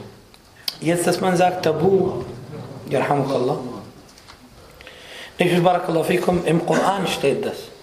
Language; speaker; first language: German; non-native, fluent; Arabic